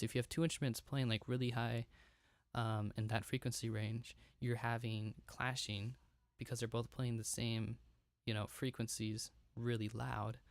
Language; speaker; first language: English; native; English